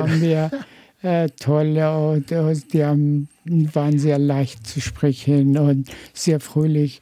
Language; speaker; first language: German; non-native, fluent; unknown